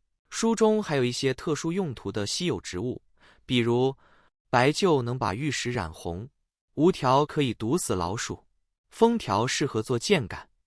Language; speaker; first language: Chinese; native; Chinese